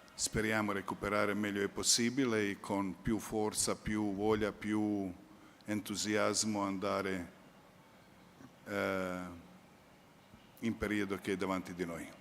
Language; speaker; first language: Italian; non-native, fluent; Croatian